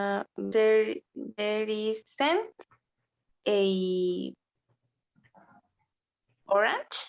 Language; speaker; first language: English; non-native, learner; Spanish